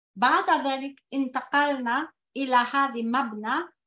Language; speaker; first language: Arabic; non-native, fluent; Polish